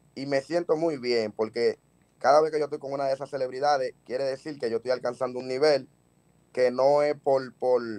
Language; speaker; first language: Spanish; native; Spanish